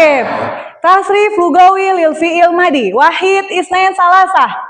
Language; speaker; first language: Arabic; non-native, fluent; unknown